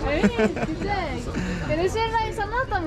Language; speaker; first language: Turkish; non-native, learner; Korean